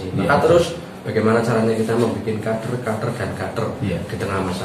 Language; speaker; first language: Indonesian; native; Indonesian